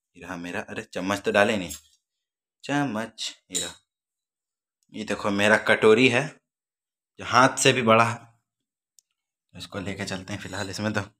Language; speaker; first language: Hindi; native; Hindi